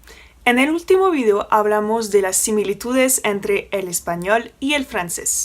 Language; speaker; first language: Spanish; non-native, fluent; French